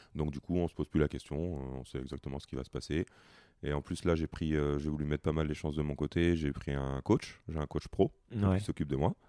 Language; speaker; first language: French; native; French